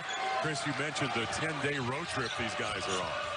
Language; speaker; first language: English; native; English